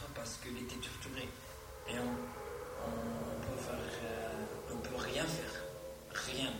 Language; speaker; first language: French; non-native, fluent; Arabic